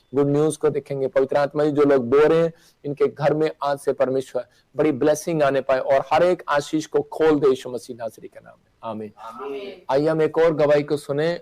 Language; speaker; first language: Hindi; non-native, local second language; Punjabi